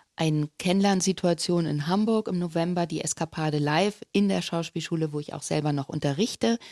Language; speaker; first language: German; native; German